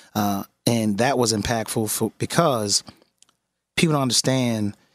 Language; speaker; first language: English; native; English